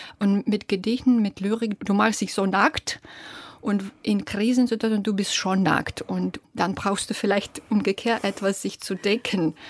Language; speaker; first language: German; non-native, fluent; Belarusian